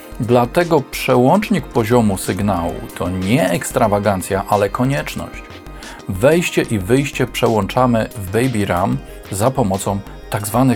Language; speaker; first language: Polish; native; Polish